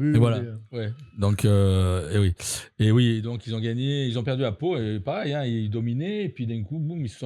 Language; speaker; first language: French; native; French